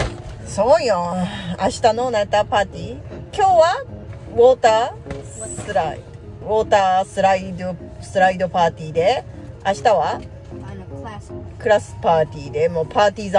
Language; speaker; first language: Japanese; native; Japanese